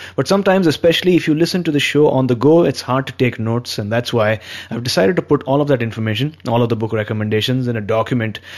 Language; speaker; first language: English; non-native, local second language; Hindi